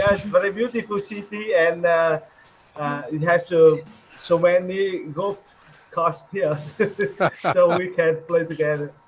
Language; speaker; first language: English; non-native, learner; Vietnamese